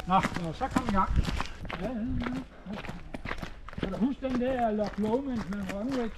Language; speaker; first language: Danish; native; Danish